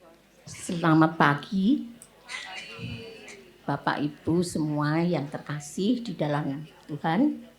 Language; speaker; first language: Indonesian; native; Indonesian